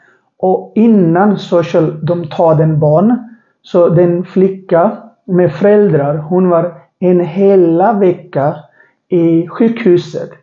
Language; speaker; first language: Swedish; non-native, learner; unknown